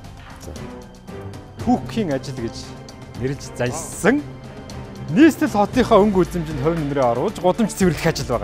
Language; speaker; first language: Mongolian; native; Mongolian